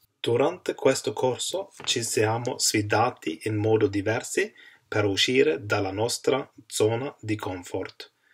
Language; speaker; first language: Italian; non-native, learner; Swedish